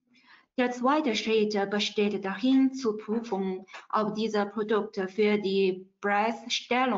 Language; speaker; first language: German; non-native, fluent; Chinese